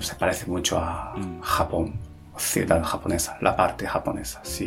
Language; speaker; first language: Spanish; non-native, fluent; Japanese